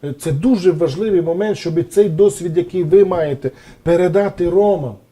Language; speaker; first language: Ukrainian; non-native, local second language; Romany